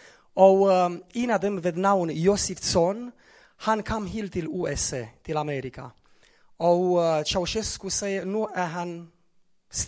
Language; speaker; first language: Norwegian; non-native, fluent; Romanian